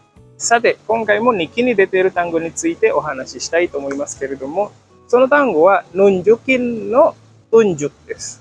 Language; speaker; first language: Japanese; non-native, fluent; Indonesian